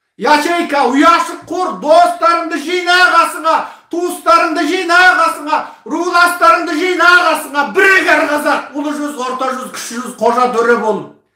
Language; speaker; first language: Kazakh; early bilingual, heritage; Kazakh